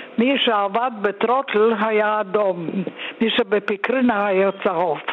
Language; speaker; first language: Hebrew; non-native, fluent; Polish